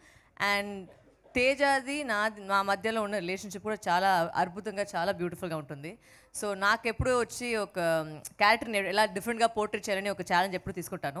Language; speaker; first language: Telugu; non-native, fluent; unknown